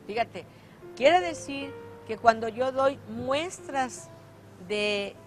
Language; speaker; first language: Spanish; native; Spanish